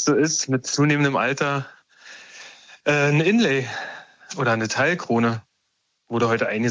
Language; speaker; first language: German; native; German